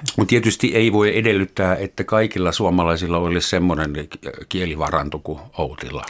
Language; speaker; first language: Finnish; native; Finnish